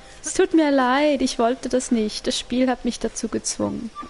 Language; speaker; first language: German; native; German